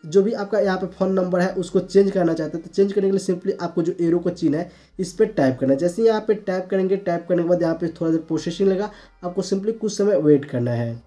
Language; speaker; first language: Hindi; native; Hindi